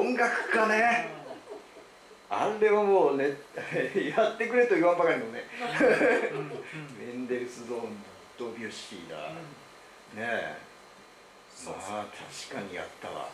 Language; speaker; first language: Japanese; native; Japanese